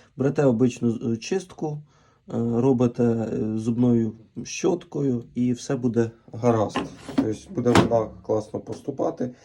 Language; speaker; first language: Ukrainian; non-native, local second language; Russian